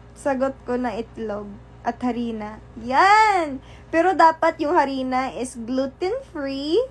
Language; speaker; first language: Filipino; non-native, local second language; Cebuano